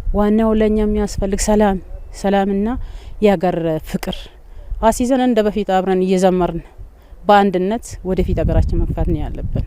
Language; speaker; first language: Amharic; non-native, local second language; Oromo